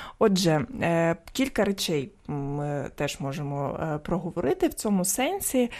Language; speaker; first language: Ukrainian; native; Ukrainian